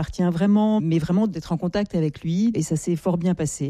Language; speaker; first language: French; native; French